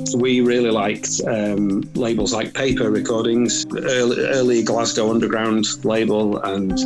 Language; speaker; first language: English; native; English